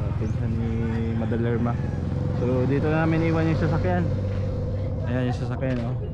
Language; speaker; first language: Filipino; non-native, local second language; Cebuano